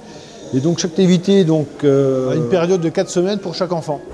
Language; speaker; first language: French; native; French